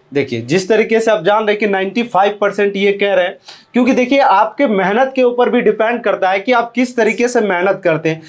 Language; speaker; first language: Hindi; native; Hindi